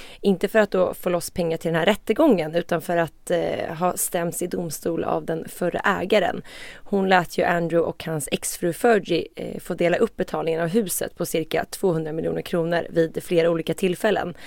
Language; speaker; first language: Swedish; native; Swedish